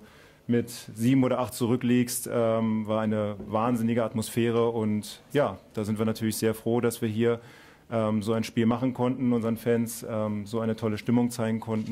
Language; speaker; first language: German; native; German